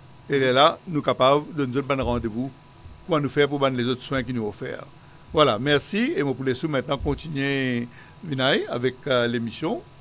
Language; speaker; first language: French; non-native, local second language; Morisyen